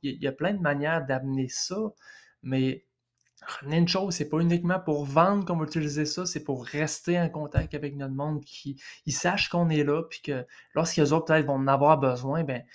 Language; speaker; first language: French; native; French